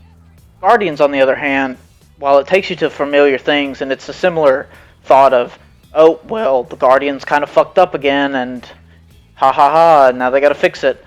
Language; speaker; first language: English; native; English